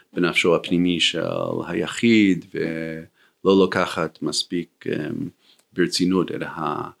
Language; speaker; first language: Hebrew; non-native, fluent; English